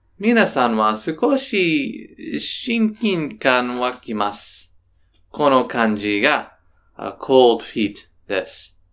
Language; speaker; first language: Japanese; non-native, learner; English